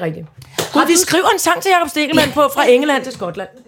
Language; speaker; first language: Danish; native; Danish